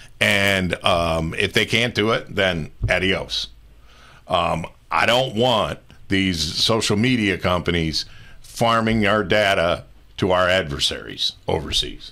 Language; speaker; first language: English; native; English